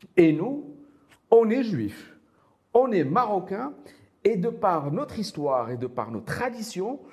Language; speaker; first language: French; non-native, local second language; Arabic